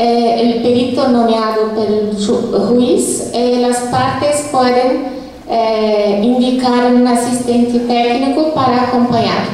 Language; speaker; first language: Spanish; non-native, fluent; Portuguese